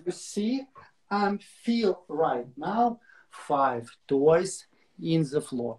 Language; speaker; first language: English; non-native, learner; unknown